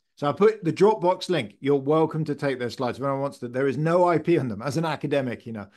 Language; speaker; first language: English; native; English